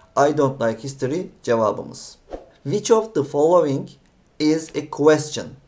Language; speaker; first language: English; non-native, fluent; Turkish